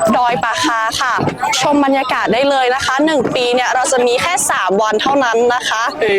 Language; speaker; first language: Thai; non-native, local second language; Lahu